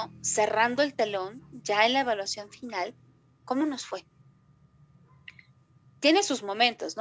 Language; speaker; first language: Spanish; native; Spanish